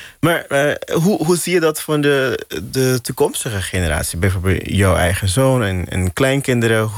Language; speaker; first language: Dutch; non-native, local second language; Papiamento